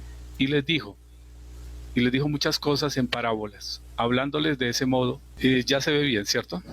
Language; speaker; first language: Spanish; native; Spanish